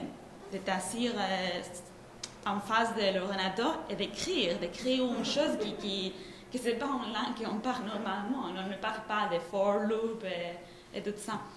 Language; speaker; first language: French; non-native, fluent; Spanish